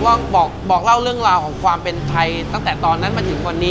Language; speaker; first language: Thai; native; Thai